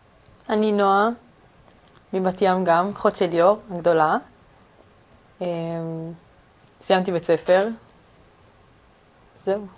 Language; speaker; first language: Hebrew; early bilingual, other home language; Amharic